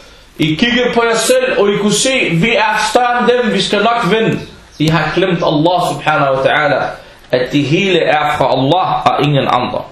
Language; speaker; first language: Danish; early bilingual, other home language; Arabic